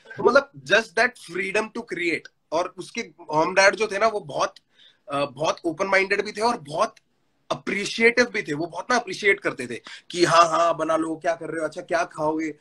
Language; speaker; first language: Hindi; native; Hindi